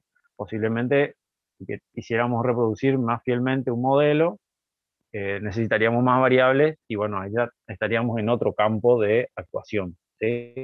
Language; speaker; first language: Spanish; native; Spanish